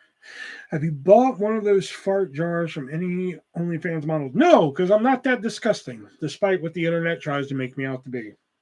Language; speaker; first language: English; native; English